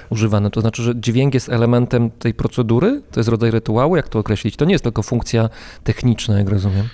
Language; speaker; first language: Polish; native; Polish